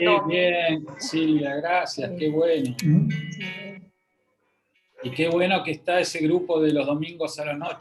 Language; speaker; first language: Spanish; native; Spanish